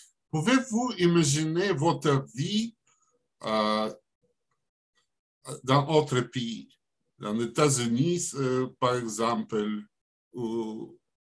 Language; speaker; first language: French; non-native, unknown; Russian